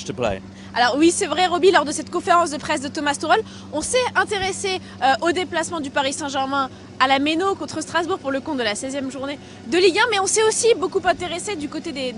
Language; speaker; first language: French; native; French